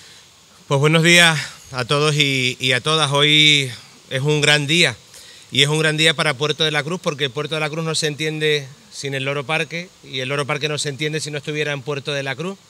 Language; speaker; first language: Spanish; native; Spanish